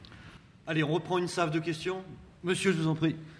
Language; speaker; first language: French; native; French